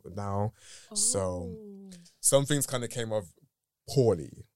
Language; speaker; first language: English; native; English